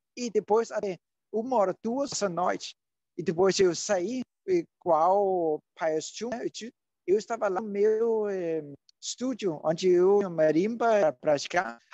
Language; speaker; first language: Portuguese; non-native, learner; Danish